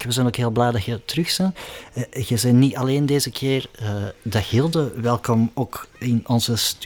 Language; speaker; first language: Dutch; native; Dutch